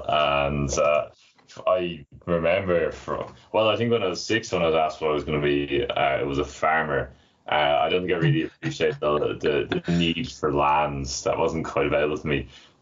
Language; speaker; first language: English; native; English